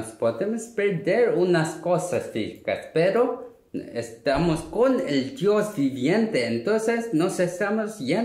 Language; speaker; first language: Spanish; non-native, learner; Korean